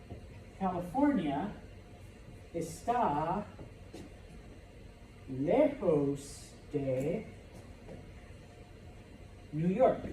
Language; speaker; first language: Spanish; non-native, fluent; English